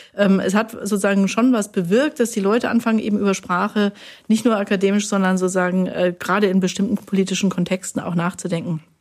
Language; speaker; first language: German; native; German